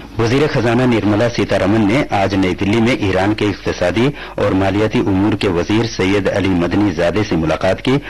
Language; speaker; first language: Urdu; native; Urdu